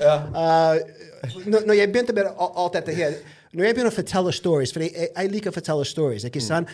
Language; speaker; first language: Norwegian; non-native, fluent; English